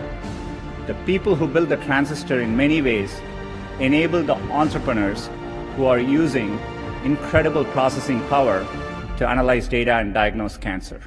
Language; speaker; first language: English; non-native, local second language; Tamil